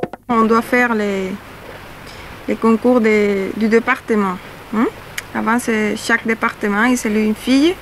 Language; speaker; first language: French; non-native, fluent; Spanish